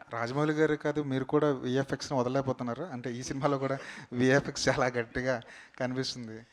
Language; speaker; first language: Telugu; native; Telugu